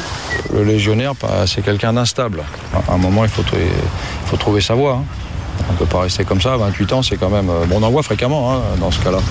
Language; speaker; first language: French; native; French